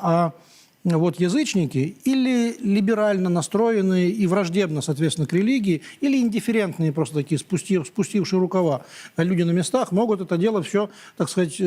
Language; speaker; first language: Russian; native; Russian